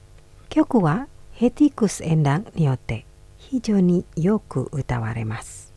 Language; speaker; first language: Japanese; non-native, fluent; Indonesian